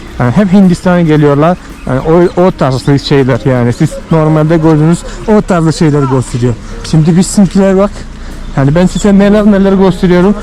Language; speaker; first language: Turkish; non-native, fluent; Malayalam